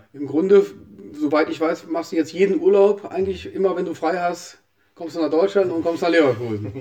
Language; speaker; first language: German; native; German